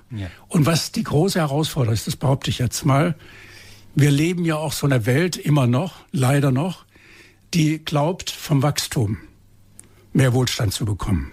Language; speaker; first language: German; native; German